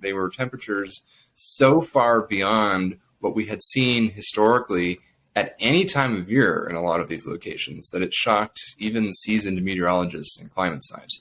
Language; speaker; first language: English; native; English